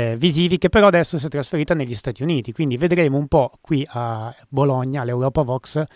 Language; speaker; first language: Italian; native; Italian